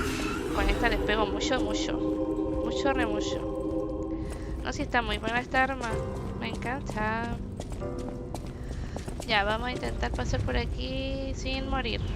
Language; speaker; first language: Spanish; native; Spanish